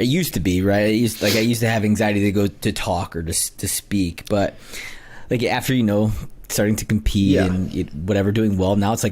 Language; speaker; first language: English; native; English